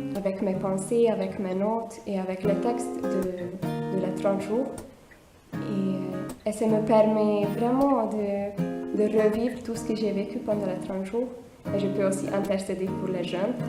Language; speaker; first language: French; non-native, fluent; Hungarian